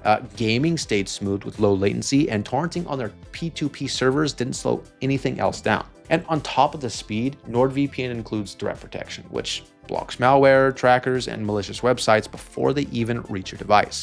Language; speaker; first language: English; native; English